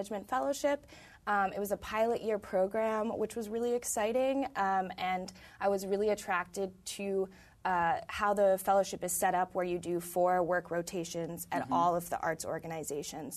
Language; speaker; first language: English; native; English